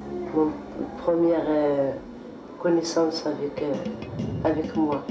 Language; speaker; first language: French; non-native, learner; Arabic